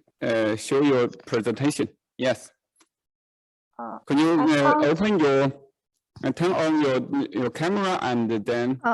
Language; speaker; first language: English; non-native, learner; Chinese